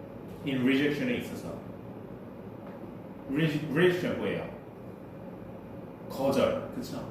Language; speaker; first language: Korean; native; Korean